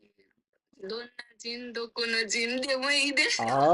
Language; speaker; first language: Japanese; non-native, fluent; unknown